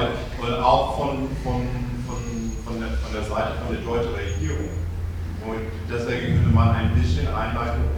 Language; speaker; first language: German; non-native, fluent; English